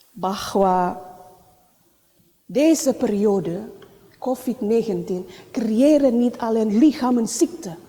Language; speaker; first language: Dutch; non-native, learner; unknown